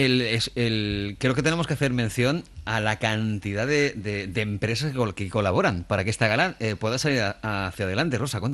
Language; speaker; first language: Spanish; native; Spanish